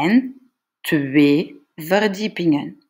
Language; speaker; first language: Dutch; non-native, fluent; French